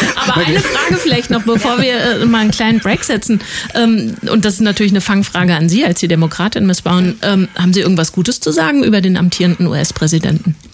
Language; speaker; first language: German; native; German